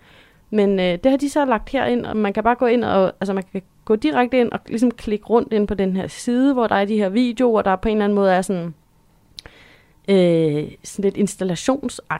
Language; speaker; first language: Danish; native; Danish